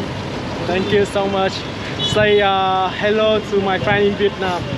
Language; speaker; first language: English; non-native, learner; Vietnamese